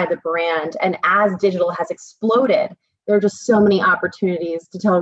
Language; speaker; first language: English; native; English